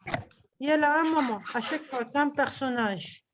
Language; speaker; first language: French; native; French